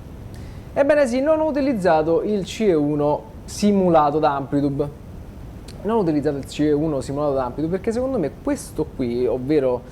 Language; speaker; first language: Italian; native; Italian